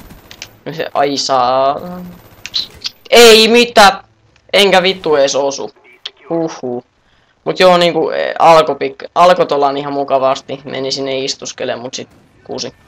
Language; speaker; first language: Finnish; native; Finnish